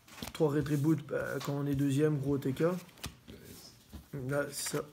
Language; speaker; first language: French; native; French